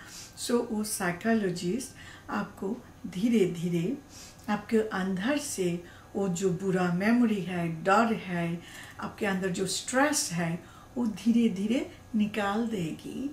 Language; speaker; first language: Hindi; non-native, learner; Bangla